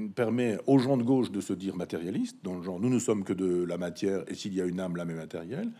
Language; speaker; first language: French; native; French